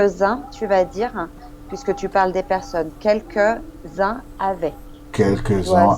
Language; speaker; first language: French; non-native, fluent; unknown